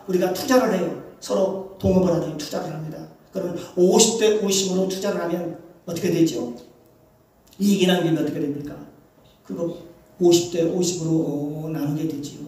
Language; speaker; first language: Korean; native; Korean